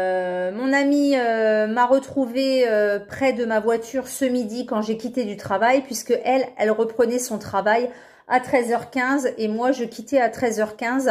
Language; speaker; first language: French; native; French